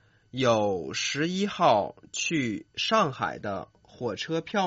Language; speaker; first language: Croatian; non-native, fluent; Chinese